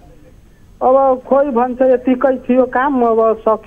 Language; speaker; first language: Nepali; native; Nepali